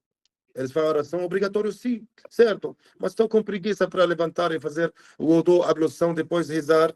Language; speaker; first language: Portuguese; non-native, fluent; Arabic